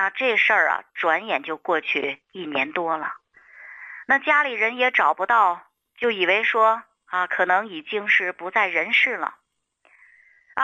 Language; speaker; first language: Chinese; native; Chinese